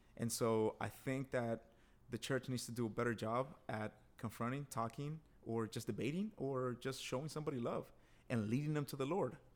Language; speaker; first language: English; early bilingual, other home language; Spanish